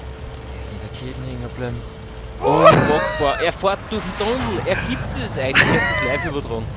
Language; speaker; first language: German; native; German